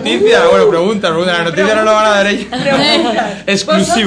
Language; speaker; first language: Spanish; native; Spanish